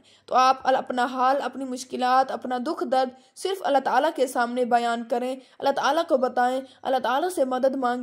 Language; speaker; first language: Urdu; native; Urdu